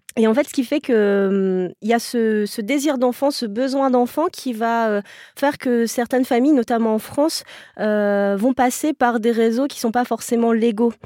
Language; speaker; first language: French; native; French